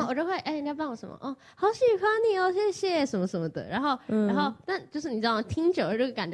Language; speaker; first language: Chinese; native; Chinese